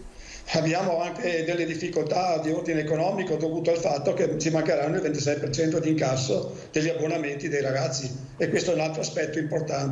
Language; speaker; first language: Italian; native; Italian